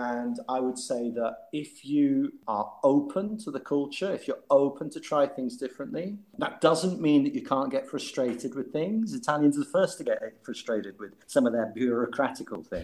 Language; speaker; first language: English; native; English